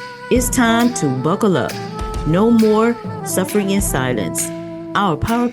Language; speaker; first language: English; native; English